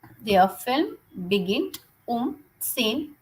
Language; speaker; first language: German; non-native, fluent; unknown